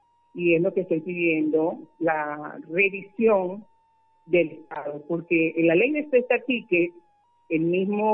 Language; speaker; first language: Spanish; native; Spanish